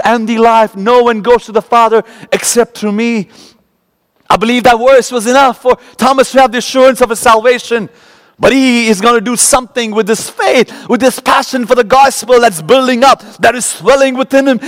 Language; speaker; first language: English; non-native, local second language; Malayalam